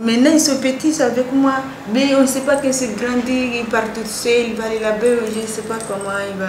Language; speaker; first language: French; non-native, learner; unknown